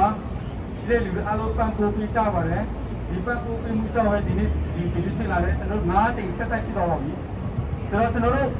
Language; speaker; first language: Burmese; non-native, local second language; Kachin